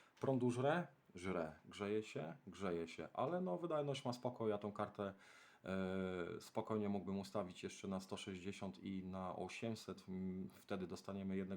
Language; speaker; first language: Polish; native; Polish